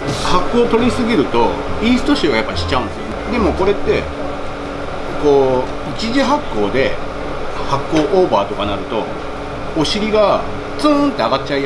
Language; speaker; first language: Japanese; native; Japanese